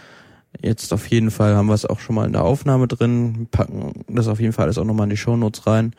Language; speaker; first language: German; native; German